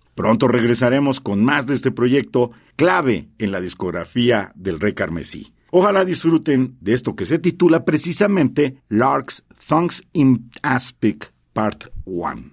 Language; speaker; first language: Spanish; native; Spanish